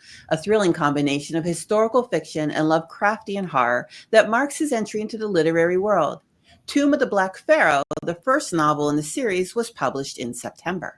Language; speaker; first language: English; native; English